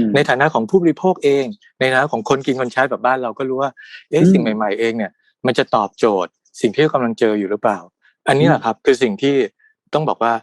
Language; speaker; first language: Thai; native; Thai